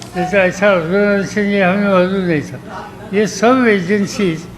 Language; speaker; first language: Hindi; non-native, local second language; Marathi